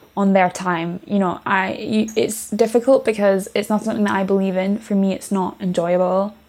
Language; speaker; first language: English; native; English